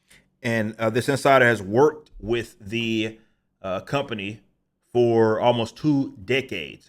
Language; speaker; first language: English; native; English